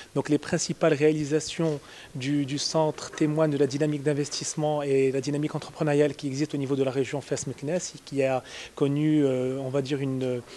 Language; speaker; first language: French; non-native, local second language; Arabic